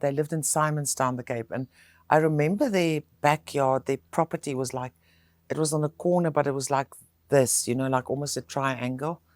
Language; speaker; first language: English; non-native, local second language; Afrikaans